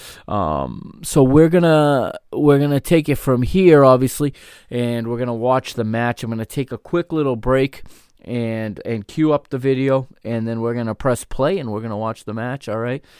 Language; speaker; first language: English; native; English